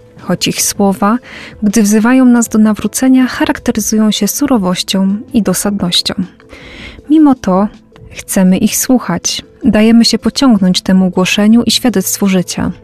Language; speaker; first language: Polish; native; Polish